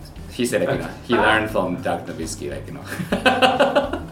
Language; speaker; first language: English; non-native, fluent; Japanese